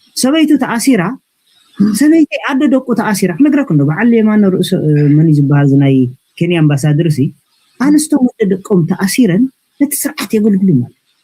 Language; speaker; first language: Tigrinya; native; Tigrinya